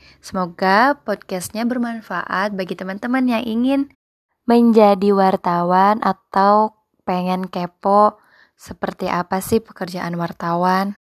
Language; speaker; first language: Indonesian; non-native, local second language; Sundanese